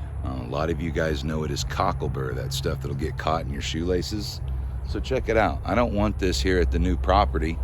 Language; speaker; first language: English; native; English